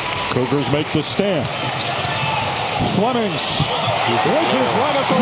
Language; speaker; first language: English; native; English